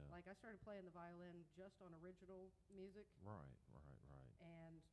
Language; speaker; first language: English; native; English